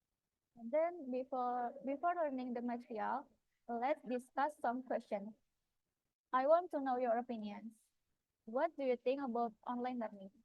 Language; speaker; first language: English; non-native, fluent; Indonesian